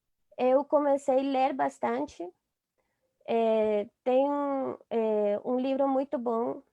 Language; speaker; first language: Portuguese; non-native, fluent; Spanish